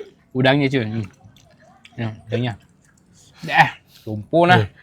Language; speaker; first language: Malay; native; Malay